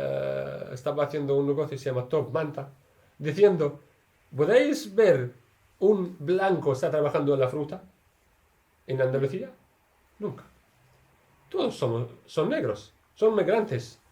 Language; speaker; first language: Spanish; non-native, learner; Arabic